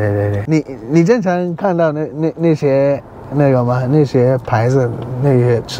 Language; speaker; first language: Chinese; non-native, learner; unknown